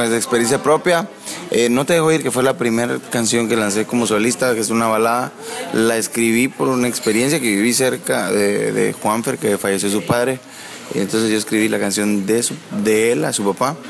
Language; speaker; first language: Spanish; native; Spanish